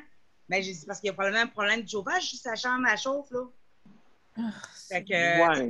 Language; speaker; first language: French; native; French